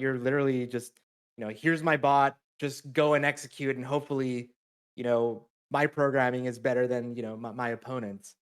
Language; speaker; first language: English; native; English